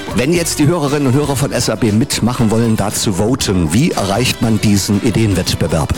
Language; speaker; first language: German; native; German